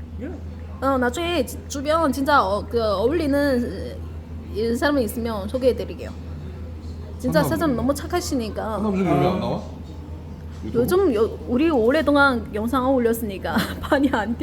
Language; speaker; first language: Korean; non-native, local second language; Chinese